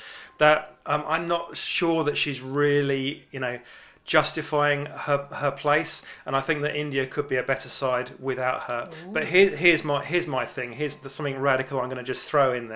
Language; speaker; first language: English; native; English